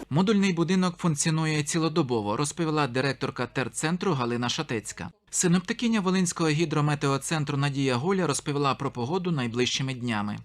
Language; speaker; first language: Ukrainian; native; Ukrainian